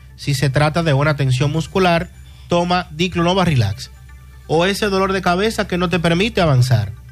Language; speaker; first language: Spanish; native; Spanish